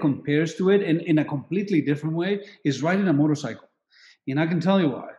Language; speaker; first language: English; non-native, fluent; Spanish